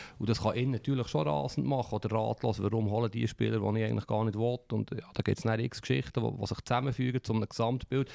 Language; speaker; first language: German; native; German